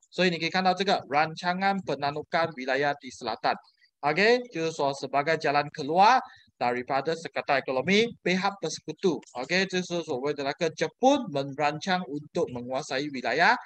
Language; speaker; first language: Malay; non-native, local second language; Chinese